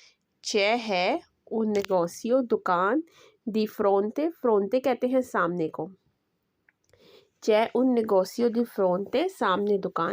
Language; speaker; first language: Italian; non-native, learner; Urdu